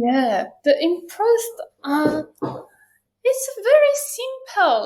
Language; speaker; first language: English; non-native, learner; Persian